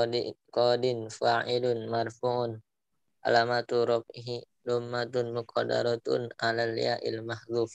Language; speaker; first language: Arabic; non-native, learner; Indonesian